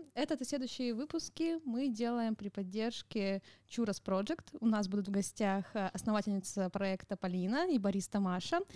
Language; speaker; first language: Russian; native; Russian